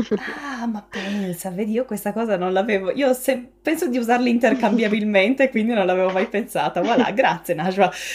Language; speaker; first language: Italian; native; Italian